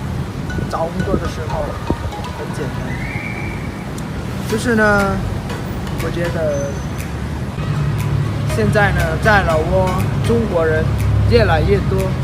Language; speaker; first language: Chinese; non-native, learner; Lao